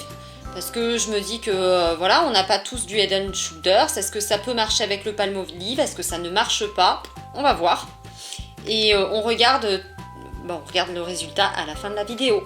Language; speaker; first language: French; native; French